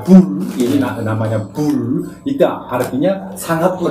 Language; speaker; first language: Indonesian; non-native, learner; Korean